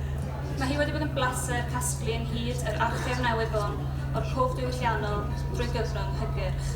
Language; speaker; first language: Welsh; native; Welsh